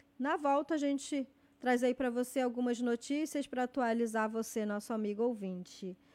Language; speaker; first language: Portuguese; native; Portuguese